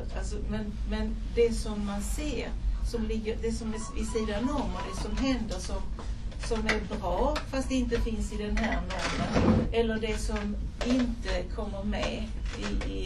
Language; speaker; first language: Swedish; native; Swedish